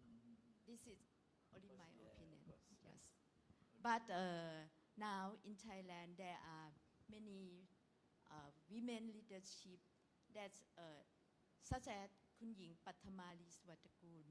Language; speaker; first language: English; non-native, learner; Thai